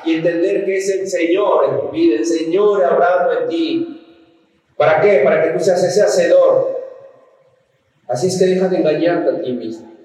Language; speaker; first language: Spanish; native; Spanish